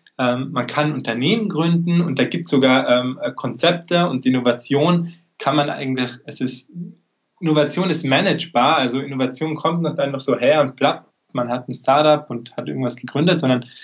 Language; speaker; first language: German; native; German